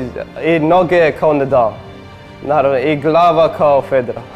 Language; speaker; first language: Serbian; early bilingual, heritage; English